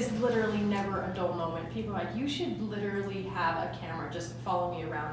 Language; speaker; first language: English; native; English